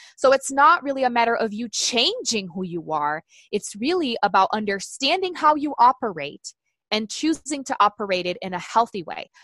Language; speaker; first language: English; non-native, fluent; Portuguese